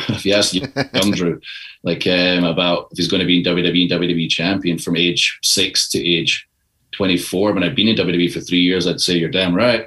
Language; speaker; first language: English; native; English